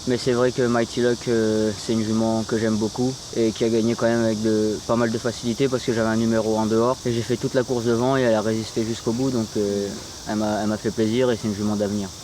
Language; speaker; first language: French; native; French